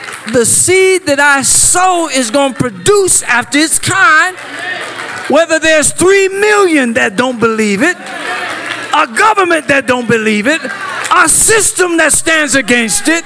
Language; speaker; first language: English; native; English